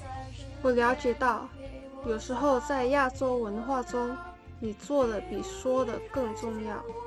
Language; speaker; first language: Chinese; non-native, learner; English